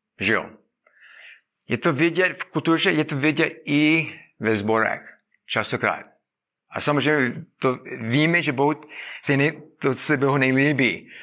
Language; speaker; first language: Czech; non-native, fluent; English